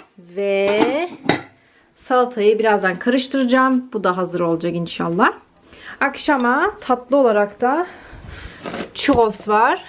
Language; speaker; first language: Turkish; early bilingual, heritage; Turkish